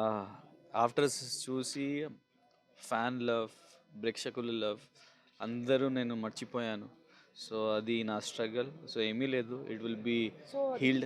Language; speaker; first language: Telugu; non-native, local second language; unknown